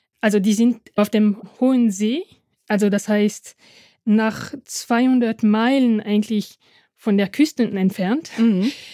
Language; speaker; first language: German; non-native, fluent; French